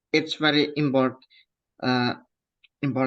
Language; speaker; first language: English; non-native, learner; Indonesian